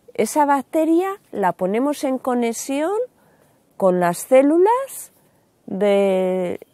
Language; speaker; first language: Spanish; native; Spanish